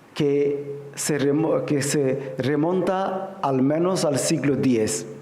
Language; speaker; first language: Spanish; non-native, fluent; Bangla